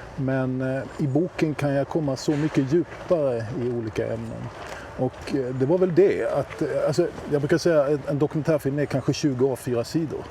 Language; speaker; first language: Swedish; native; Swedish